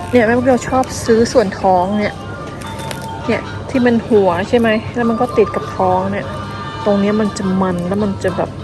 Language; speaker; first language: Thai; native; Thai